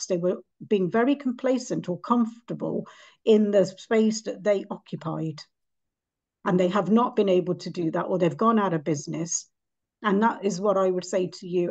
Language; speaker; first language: English; native; English